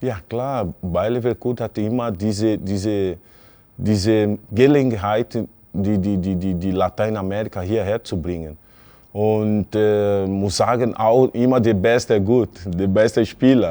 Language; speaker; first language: German; non-native, fluent; Portuguese